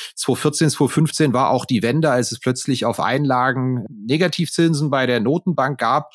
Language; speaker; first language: German; native; German